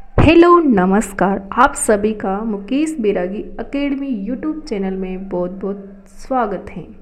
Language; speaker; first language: Hindi; native; Hindi